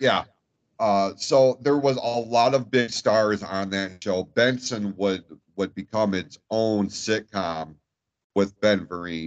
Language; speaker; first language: English; native; English